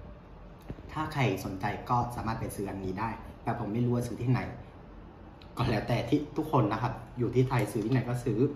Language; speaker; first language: Thai; non-native, fluent; Vietnamese